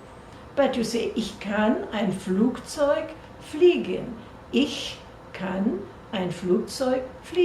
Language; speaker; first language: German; non-native, fluent; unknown